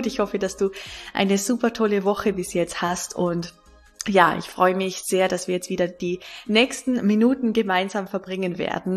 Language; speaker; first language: German; native; German